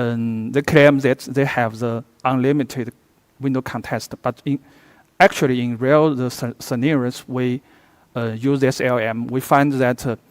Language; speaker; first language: English; non-native, fluent; Chinese